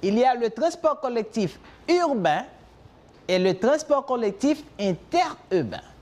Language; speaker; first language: French; non-native, fluent; Spanish